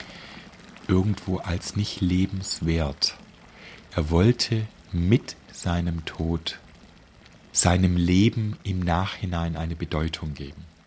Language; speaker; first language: German; native; German